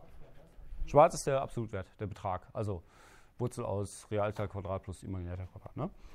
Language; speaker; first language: German; native; German